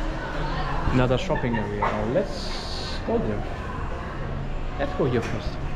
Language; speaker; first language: English; non-native, fluent; German